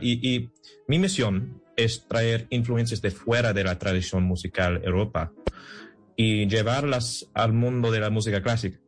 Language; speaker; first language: Spanish; non-native, fluent; English